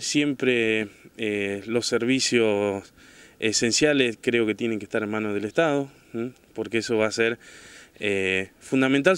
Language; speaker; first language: Spanish; native; Spanish